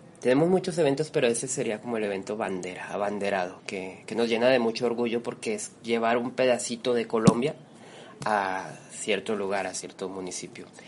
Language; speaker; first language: Spanish; native; Spanish